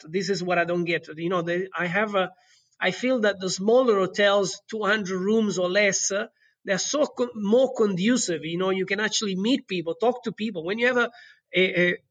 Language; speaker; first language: English; non-native, fluent; Italian